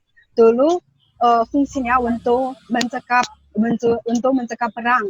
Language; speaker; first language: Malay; non-native, learner; Chinese